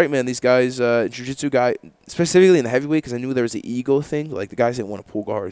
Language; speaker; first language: English; native; English